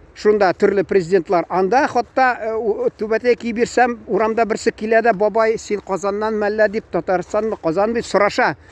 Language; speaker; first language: Tatar; native; Tatar